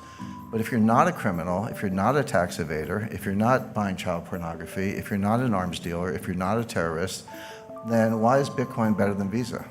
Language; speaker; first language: English; native; English